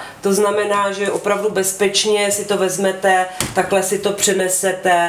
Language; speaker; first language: Czech; native; Czech